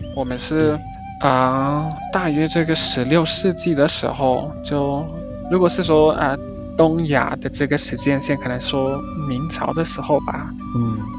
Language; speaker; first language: Chinese; non-native, fluent; Spanish